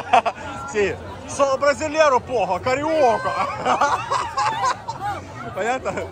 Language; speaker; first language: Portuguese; non-native, learner; Russian